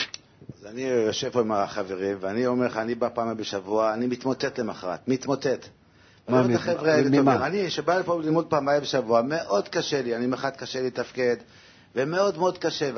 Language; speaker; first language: Hebrew; native; Hebrew